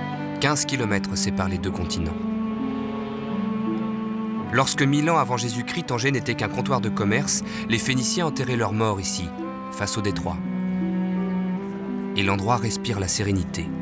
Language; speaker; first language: French; native; French